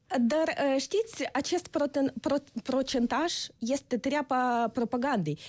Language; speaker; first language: Romanian; non-native, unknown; Ukrainian